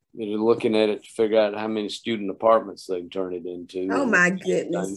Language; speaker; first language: English; native; English